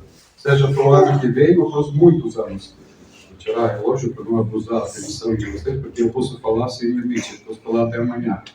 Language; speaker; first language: Portuguese; non-native, fluent; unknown